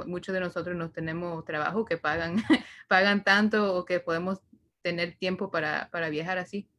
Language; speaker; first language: Spanish; early bilingual, heritage; Spanish